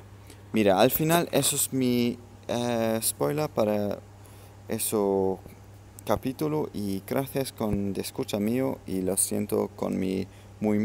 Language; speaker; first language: Spanish; non-native, learner; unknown